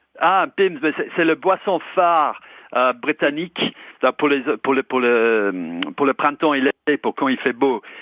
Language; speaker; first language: French; non-native, fluent; English